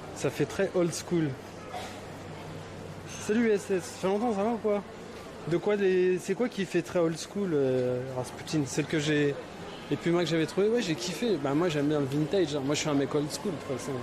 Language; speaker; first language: French; native; French